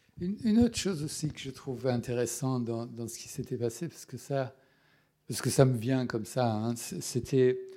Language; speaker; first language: French; non-native, fluent; Persian